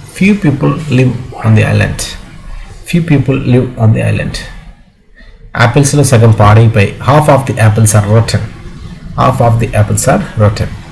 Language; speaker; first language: English; non-native, local second language; Telugu